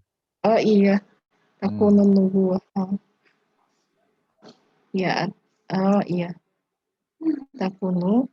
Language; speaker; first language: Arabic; non-native, learner; Indonesian